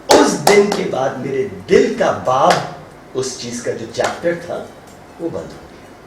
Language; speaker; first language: Urdu; native; Urdu